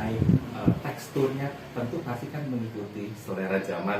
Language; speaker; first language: Indonesian; native; Indonesian